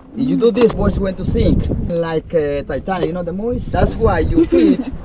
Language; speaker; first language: English; non-native, fluent; Spanish